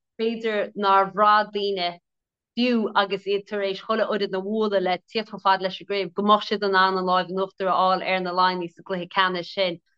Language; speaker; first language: Irish; native; Irish